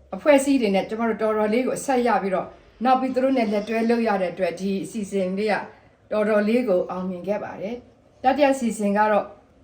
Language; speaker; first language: Burmese; non-native, local second language; S'gaw Karen